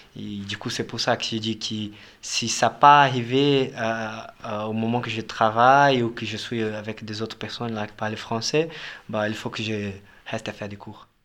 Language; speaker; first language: French; non-native, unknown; Portuguese